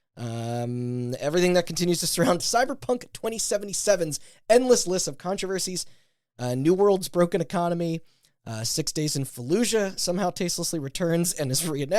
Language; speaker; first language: English; native; English